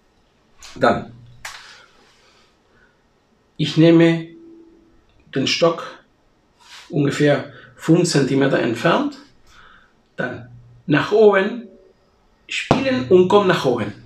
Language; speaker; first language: German; non-native, fluent; Spanish